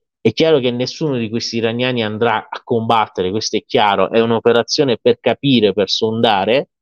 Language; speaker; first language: Italian; non-native, fluent; Persian